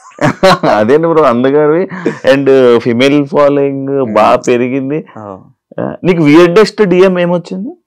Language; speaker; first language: Telugu; native; Telugu